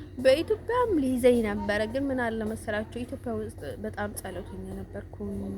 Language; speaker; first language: Amharic; native; Amharic